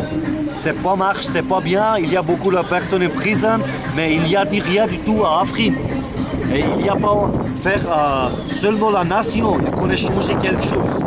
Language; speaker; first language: French; non-native, learner; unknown